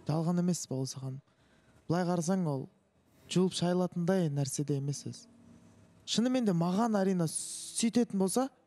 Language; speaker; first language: Kazakh; non-native, local second language; Russian